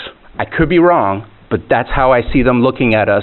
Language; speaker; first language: English; native; English